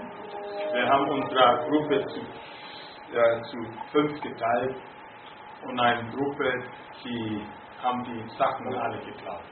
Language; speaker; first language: German; non-native, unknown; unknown